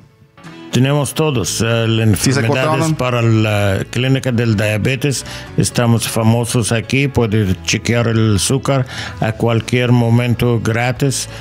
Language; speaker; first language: Spanish; non-native, learner; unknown